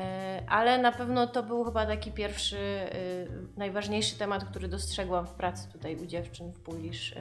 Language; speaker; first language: Polish; native; Polish